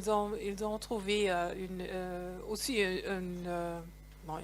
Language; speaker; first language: French; non-native, fluent; German